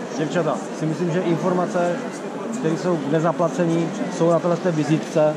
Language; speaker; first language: Czech; native; Czech